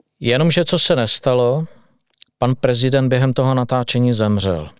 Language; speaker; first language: Czech; native; Czech